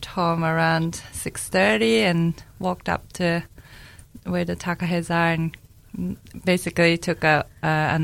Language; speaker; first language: English; non-native, fluent; Japanese